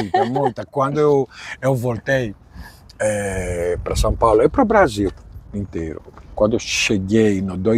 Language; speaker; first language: Portuguese; non-native, fluent; Greek